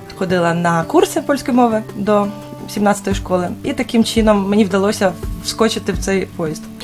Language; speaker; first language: Ukrainian; native; Ukrainian